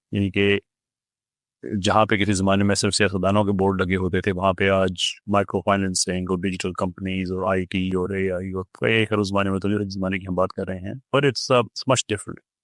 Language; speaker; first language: Urdu; non-native, local second language; Punjabi